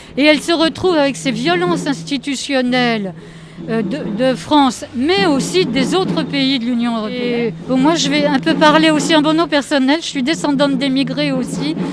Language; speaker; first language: French; native; French